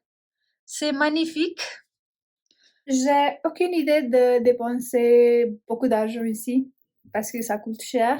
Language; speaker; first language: French; non-native, fluent; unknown